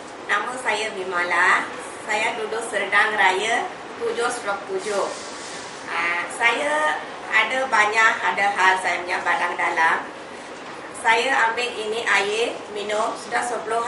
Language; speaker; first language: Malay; non-native, local second language; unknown